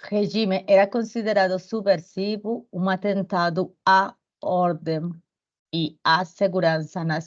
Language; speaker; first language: Portuguese; non-native, learner; Spanish